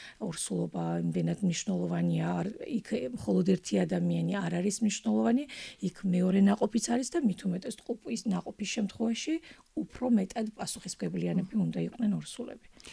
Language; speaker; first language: Georgian; native; Georgian